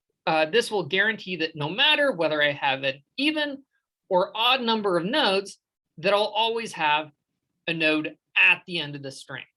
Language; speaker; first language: English; native; English